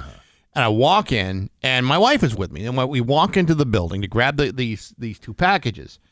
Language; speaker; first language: English; native; English